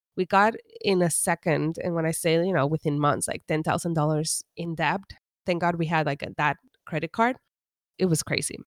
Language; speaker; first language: English; non-native, fluent; Spanish